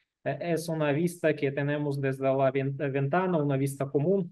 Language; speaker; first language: Spanish; non-native, learner; Russian